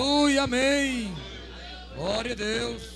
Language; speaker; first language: Portuguese; native; Portuguese